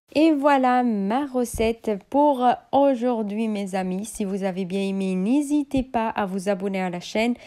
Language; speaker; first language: French; non-native, local second language; Arabic